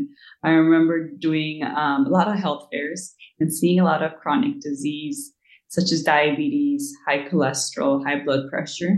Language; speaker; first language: English; native; English